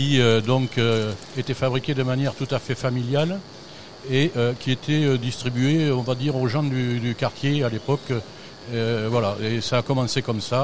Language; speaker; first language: French; native; French